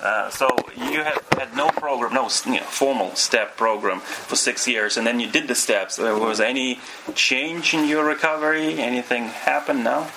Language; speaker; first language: English; non-native, fluent; Russian